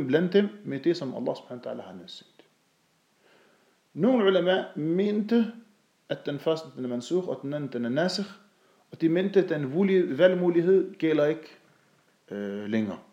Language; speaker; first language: Danish; non-native, fluent; Arabic